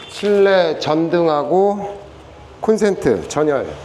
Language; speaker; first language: Korean; native; Korean